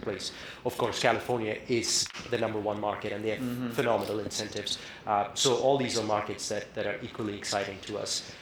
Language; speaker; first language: English; non-native, local second language; Tamil